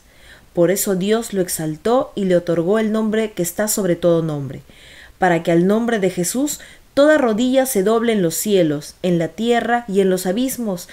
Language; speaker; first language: Spanish; native; Spanish